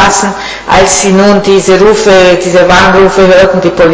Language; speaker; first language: German; non-native, fluent; Italian